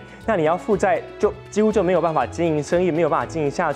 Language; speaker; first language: Chinese; native; Chinese